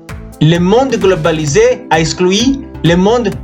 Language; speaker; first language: French; non-native, learner; Spanish